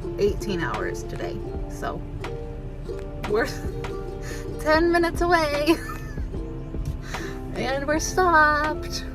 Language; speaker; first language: English; native; English